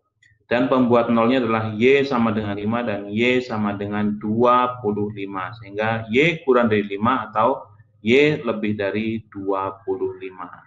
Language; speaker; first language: Indonesian; native; Indonesian